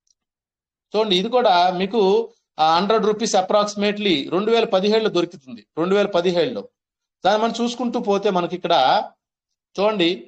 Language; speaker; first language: Telugu; native; Telugu